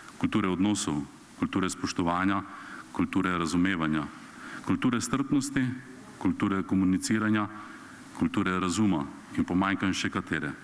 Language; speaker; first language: Slovenian; native; Slovenian